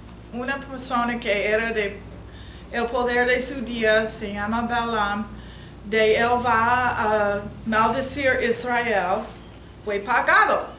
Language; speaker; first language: Spanish; non-native, learner; English